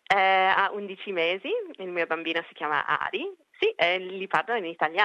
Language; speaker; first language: Italian; early bilingual, heritage; Italian